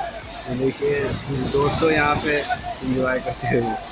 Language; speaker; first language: Hindi; native; Hindi